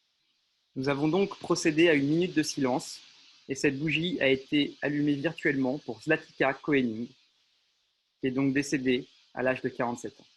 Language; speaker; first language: French; native; French